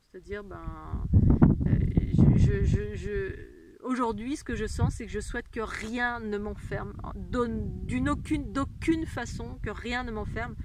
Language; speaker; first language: French; native; French